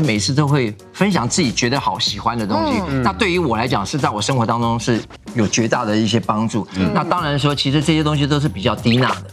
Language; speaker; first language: Chinese; native; Chinese